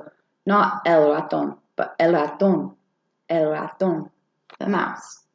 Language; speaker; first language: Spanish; non-native, fluent; English